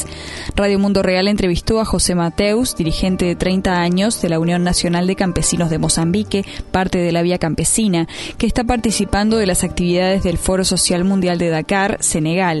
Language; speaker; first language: Spanish; native; Spanish